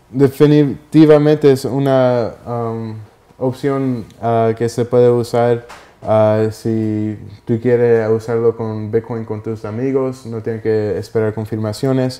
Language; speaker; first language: Spanish; early bilingual, heritage; Spanish